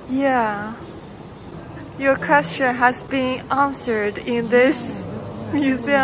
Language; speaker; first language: English; non-native, learner; Chinese